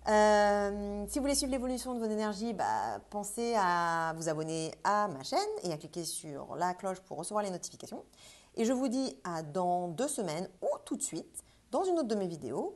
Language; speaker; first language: French; native; French